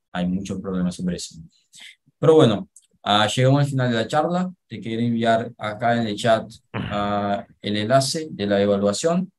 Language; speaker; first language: Spanish; non-native, learner; Portuguese